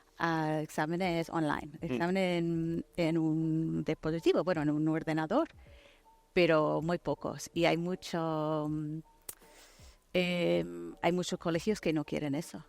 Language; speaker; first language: Spanish; non-native, fluent; English